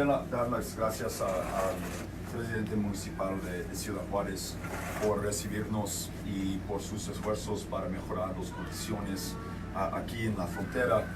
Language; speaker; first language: Spanish; non-native, fluent; English